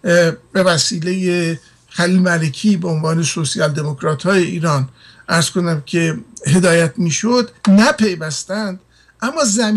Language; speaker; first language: Persian; native; Persian